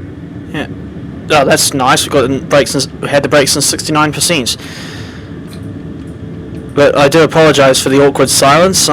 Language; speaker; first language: English; native; English